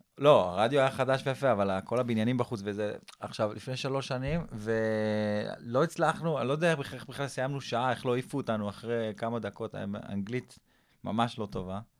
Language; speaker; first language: Hebrew; early bilingual, other home language; English